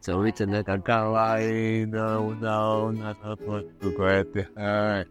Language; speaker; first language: Japanese; non-native, learner; Spanish